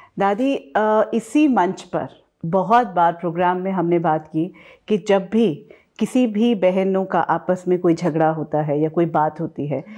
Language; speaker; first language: Hindi; native; Hindi